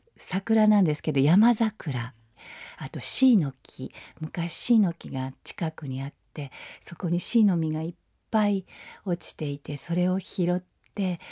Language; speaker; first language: Japanese; native; Japanese